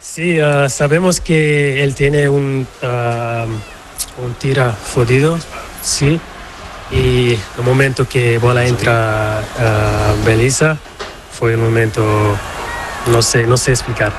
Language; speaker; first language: Spanish; non-native, learner; Portuguese